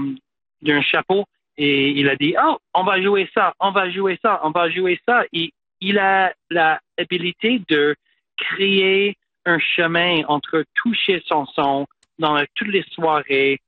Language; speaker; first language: French; non-native, fluent; English